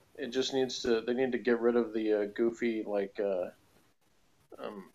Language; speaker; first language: English; native; English